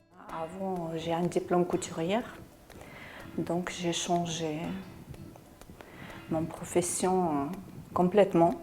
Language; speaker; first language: French; non-native, learner; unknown